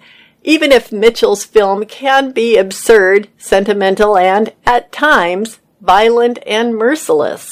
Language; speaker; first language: English; native; English